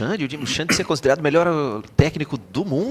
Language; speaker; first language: Portuguese; native; Portuguese